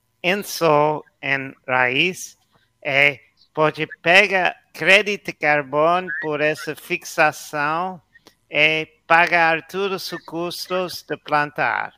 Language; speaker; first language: Portuguese; non-native, learner; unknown